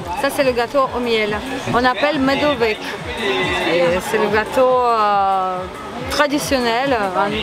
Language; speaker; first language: French; non-native, fluent; Ukrainian